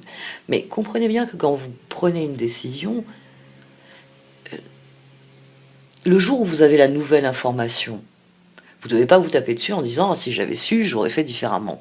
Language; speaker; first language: French; native; French